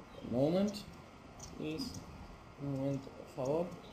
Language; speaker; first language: English; non-native, learner; German